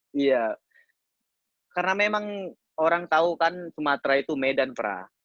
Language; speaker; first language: Indonesian; non-native, local second language; Batak Toba